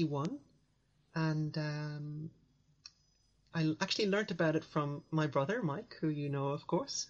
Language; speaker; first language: English; native; English